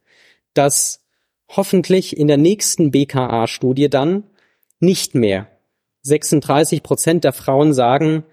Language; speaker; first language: German; native; German